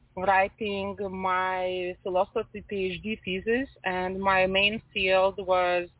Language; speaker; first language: English; non-native, fluent; Lithuanian